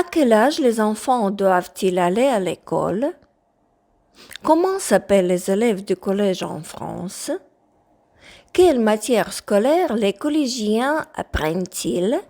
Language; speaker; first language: French; non-native, fluent; Ukrainian